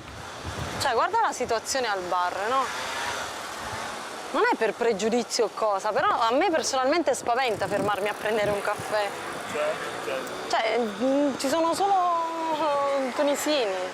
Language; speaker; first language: Italian; native; Italian